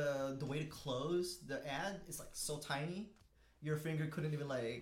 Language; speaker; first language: English; non-native, local second language; Filipino